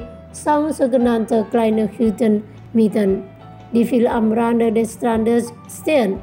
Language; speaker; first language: German; non-native, fluent; Indonesian